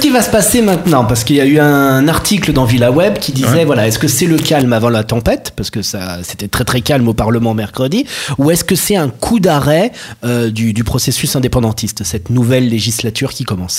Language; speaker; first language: French; native; French